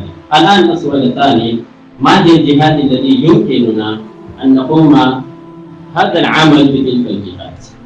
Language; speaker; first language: Arabic; non-native, fluent; Urdu